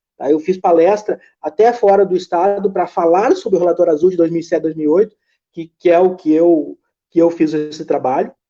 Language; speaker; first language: Portuguese; native; Portuguese